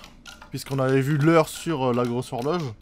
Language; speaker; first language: French; native; French